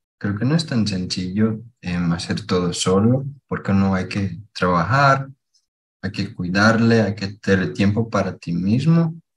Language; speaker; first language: Spanish; non-native, fluent; Portuguese